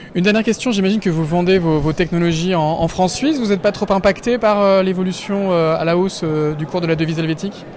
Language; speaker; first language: French; native; French